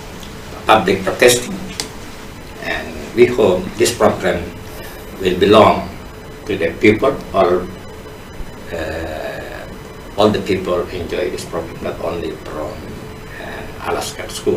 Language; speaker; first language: English; non-native, fluent; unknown